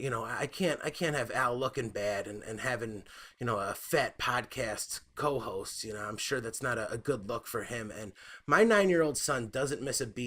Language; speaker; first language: English; native; English